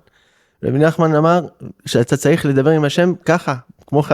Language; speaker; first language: Hebrew; early bilingual, heritage; English